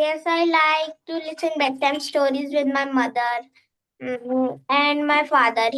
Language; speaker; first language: English; non-native, fluent; Hindi